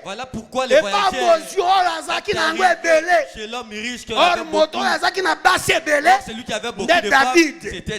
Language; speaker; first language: French; non-native, local second language; Lingala